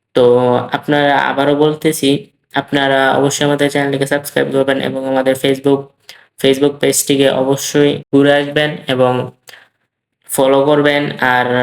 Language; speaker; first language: Bangla; native; Bangla